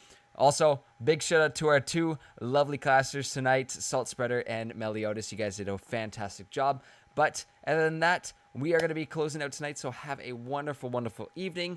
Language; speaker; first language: English; native; English